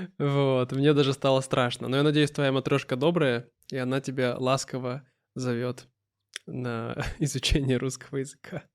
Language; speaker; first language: Russian; native; Russian